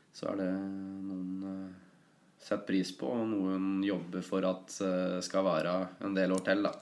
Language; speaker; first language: Norwegian; native; Norwegian